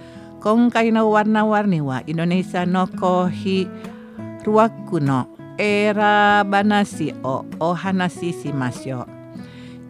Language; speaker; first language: Japanese; non-native, fluent; Indonesian